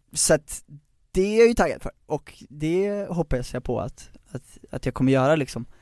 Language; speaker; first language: Swedish; native; Swedish